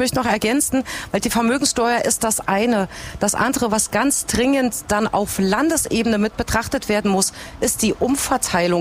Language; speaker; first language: German; native; German